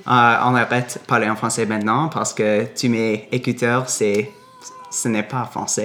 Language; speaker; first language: French; non-native, fluent; English